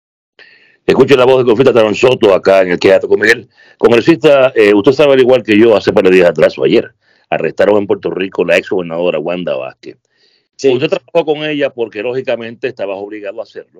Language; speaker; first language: Spanish; native; Spanish